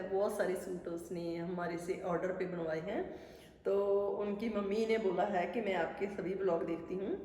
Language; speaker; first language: Hindi; non-native, local second language; Punjabi